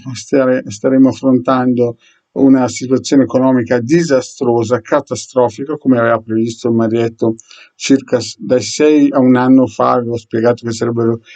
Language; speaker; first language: Italian; native; Italian